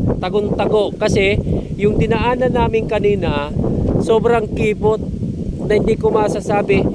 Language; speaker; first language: Filipino; native; Filipino